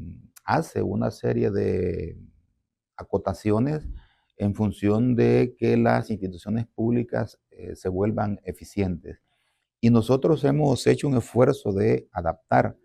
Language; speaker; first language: Spanish; native; Spanish